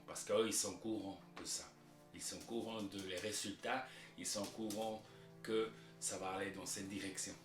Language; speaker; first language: French; non-native, local second language; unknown